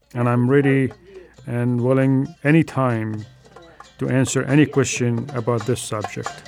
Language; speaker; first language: English; non-native, fluent; Arabic